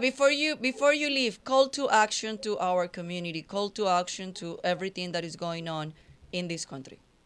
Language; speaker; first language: English; non-native, fluent; Spanish